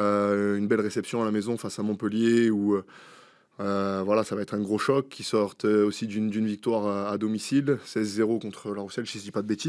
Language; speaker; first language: French; native; French